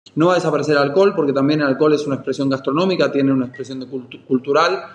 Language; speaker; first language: Spanish; native; Spanish